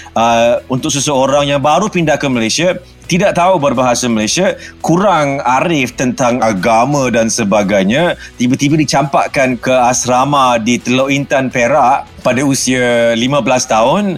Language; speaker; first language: Malay; early bilingual, other home language; German